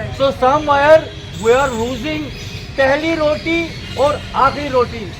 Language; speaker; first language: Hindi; non-native, local second language; Kashmiri